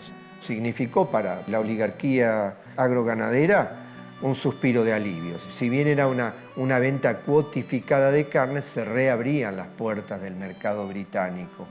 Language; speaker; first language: Spanish; native; Spanish